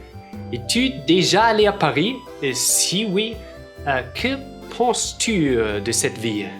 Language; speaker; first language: French; non-native, fluent; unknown